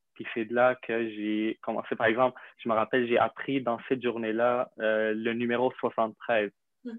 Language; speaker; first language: French; non-native, fluent; Arabic